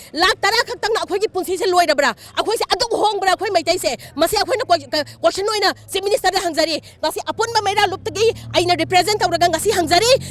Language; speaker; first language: Manipuri; native; Manipuri